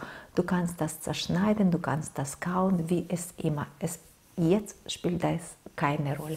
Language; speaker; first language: German; non-native, fluent; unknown